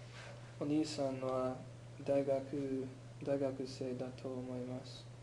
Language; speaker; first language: Japanese; non-native, learner; English